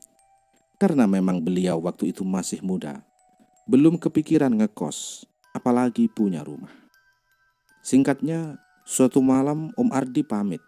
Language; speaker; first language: Indonesian; native; Indonesian